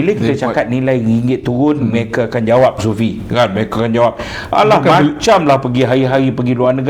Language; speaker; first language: Malay; native; Malay